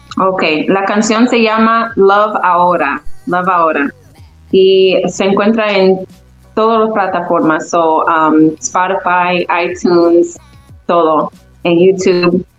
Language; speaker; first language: Spanish; early bilingual, other home language; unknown